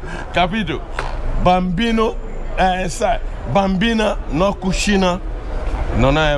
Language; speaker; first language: Italian; non-native, learner; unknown